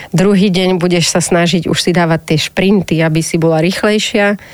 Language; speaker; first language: Slovak; native; Slovak